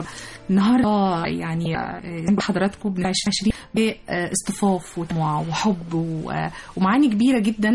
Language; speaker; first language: Arabic; native; Arabic